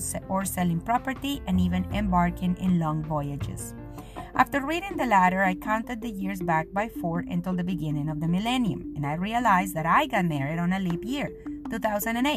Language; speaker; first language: English; non-native, fluent; Spanish